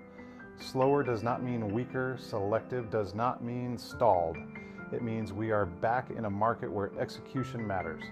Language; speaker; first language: English; native; English